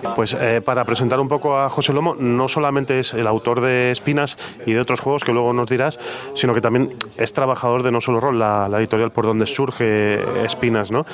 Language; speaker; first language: Spanish; non-native, local second language; Catalan